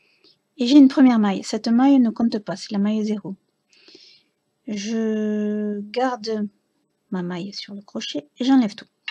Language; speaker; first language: French; native; French